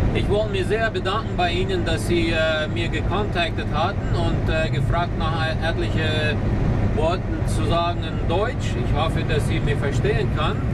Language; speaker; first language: German; non-native, learner; Low German